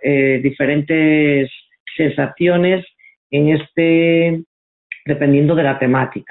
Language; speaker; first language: Spanish; native; Spanish